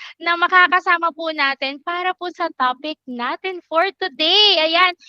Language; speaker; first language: Filipino; native; Filipino